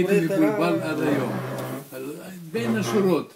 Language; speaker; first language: Hebrew; non-native, learner; Russian